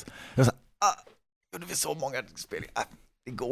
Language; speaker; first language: Swedish; native; Swedish